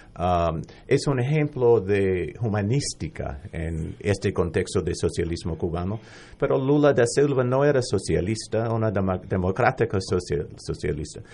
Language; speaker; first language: Spanish; non-native, fluent; English